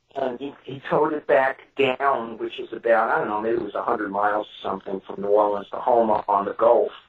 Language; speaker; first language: English; native; English